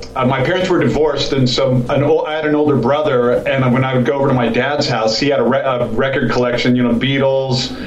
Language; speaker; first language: English; native; English